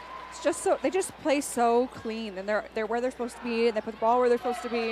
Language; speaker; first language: English; native; English